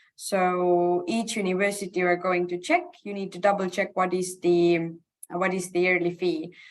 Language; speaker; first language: English; non-native, fluent; Estonian